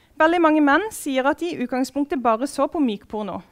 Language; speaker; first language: Norwegian; native; Norwegian